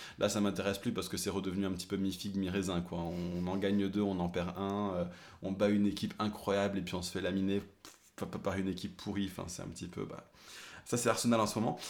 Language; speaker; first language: French; early bilingual, other home language; English